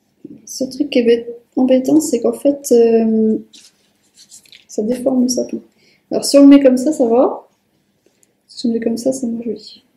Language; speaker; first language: French; native; French